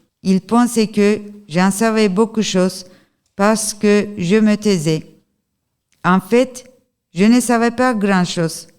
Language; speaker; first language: French; non-native, learner; Turkish